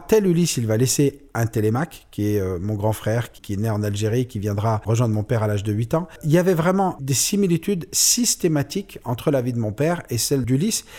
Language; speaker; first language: French; native; French